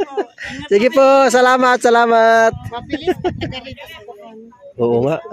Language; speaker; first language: Filipino; native; Filipino